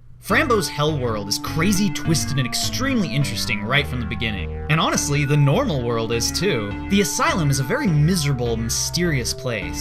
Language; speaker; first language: English; native; English